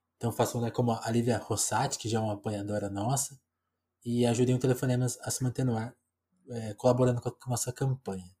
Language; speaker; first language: Portuguese; native; Portuguese